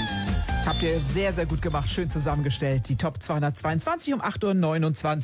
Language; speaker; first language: German; native; German